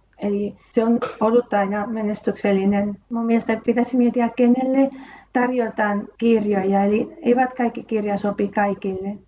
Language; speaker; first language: Finnish; non-native, fluent; Spanish